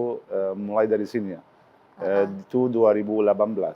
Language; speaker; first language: Indonesian; non-native, learner; Arabic